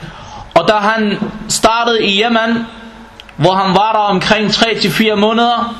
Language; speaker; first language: Danish; non-native, fluent; Arabic